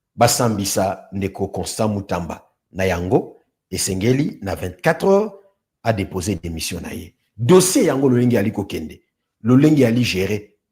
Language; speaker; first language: Lingala; non-native, local second language; Kongo